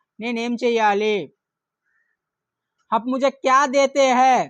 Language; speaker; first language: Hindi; non-native, local second language; Telugu